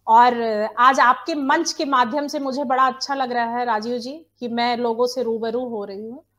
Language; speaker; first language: Hindi; native; Hindi